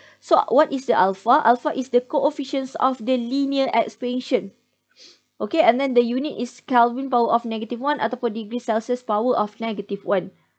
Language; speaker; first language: English; non-native, local second language; Malay